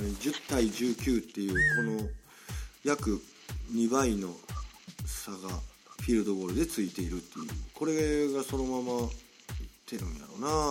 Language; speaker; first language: Japanese; native; Japanese